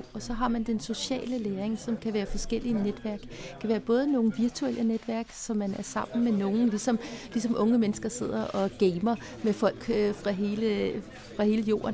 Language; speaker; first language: Danish; native; Danish